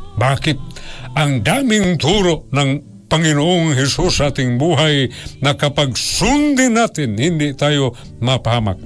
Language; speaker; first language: Filipino; non-native, local second language; Cebuano